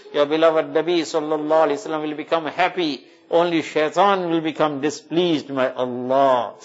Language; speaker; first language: English; native; English